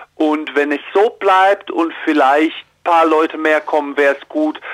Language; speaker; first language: German; early bilingual, heritage; Croatian